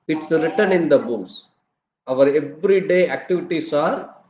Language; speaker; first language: English; non-native, local second language; Tamil